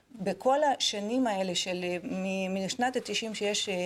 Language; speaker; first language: Hebrew; non-native, fluent; Russian